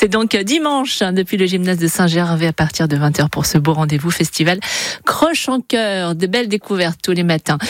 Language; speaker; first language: French; native; French